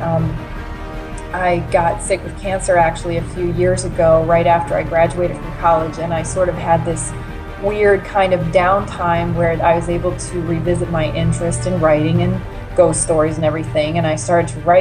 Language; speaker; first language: English; native; English